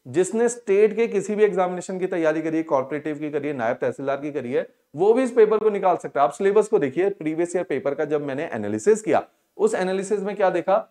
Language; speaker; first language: Hindi; non-native, local second language; Punjabi